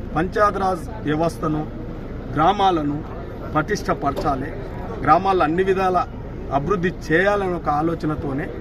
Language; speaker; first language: Telugu; native; Telugu